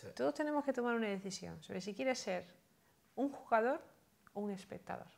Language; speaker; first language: Spanish; native; Spanish